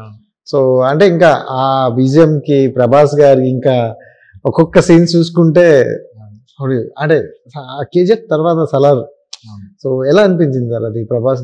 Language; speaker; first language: Telugu; native; Telugu